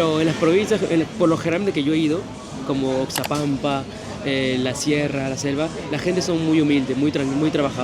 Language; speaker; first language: Spanish; native; Spanish